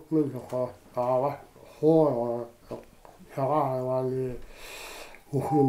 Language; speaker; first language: Mongolian; non-native, learner; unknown